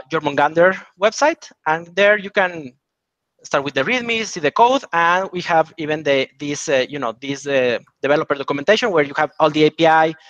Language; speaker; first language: English; non-native, fluent; Spanish